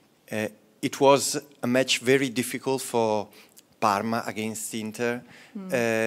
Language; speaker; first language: English; non-native, learner; Italian